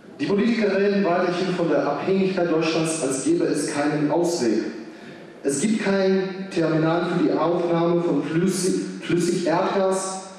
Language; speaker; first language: German; non-native, fluent; Ukrainian